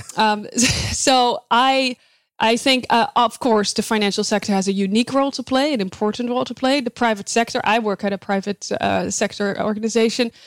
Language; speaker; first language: English; non-native, fluent; Dutch